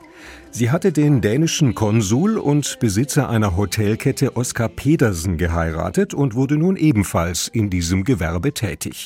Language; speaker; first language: German; native; German